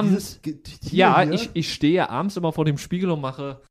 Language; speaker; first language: German; native; German